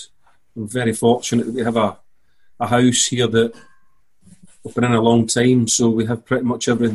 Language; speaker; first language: English; native; English